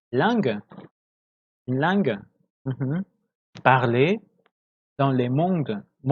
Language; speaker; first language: French; non-native, fluent; Spanish